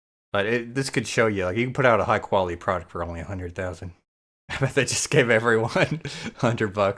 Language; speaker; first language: English; native; English